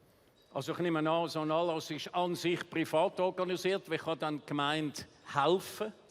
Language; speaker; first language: German; native; German